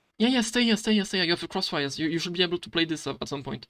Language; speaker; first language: English; non-native, fluent; French